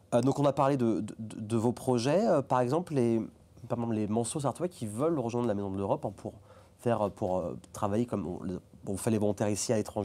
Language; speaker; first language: French; native; French